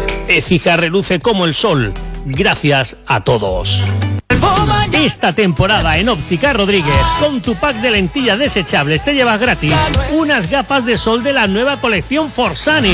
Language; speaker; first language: Spanish; native; Spanish